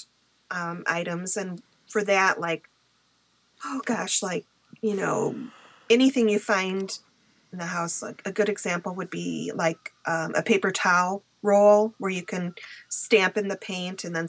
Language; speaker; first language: English; native; English